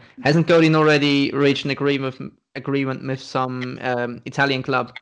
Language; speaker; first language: English; non-native, fluent; German